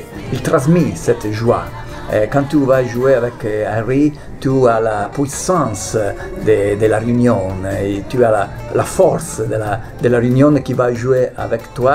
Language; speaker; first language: French; non-native, fluent; Italian